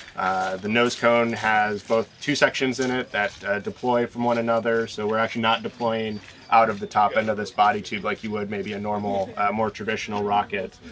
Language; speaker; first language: English; native; English